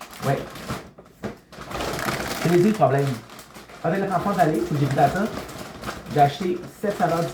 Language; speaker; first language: French; native; French